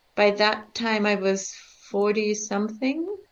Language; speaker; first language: English; early bilingual, other home language; German